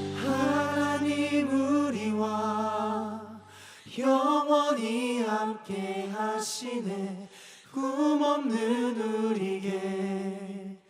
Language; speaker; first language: Korean; native; Korean